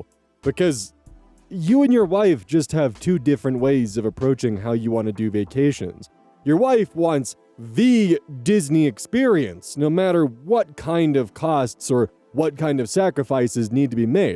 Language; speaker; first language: English; native; English